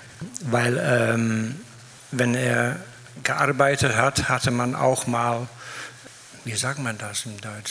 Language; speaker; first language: German; non-native, fluent; Dutch